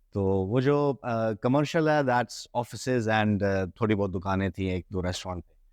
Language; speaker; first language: Urdu; native; Urdu